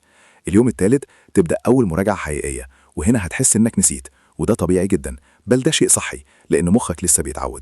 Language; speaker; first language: Arabic; native; Arabic